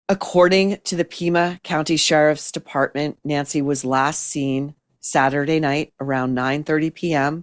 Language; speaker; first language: English; native; English